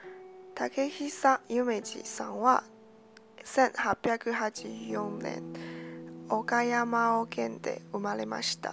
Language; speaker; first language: Japanese; non-native, learner; Chinese